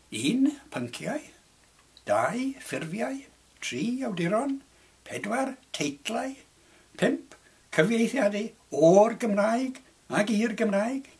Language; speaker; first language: Welsh; non-native, local second language; English